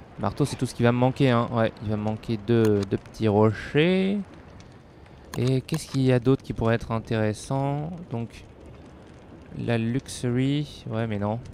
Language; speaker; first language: French; native; French